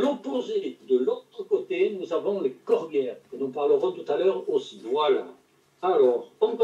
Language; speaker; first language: French; native; French